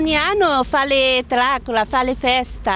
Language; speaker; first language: Italian; non-native, learner; Chinese